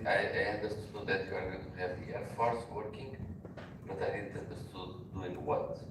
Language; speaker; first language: English; non-native, fluent; Portuguese